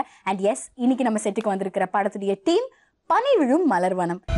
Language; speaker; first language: Tamil; native; Tamil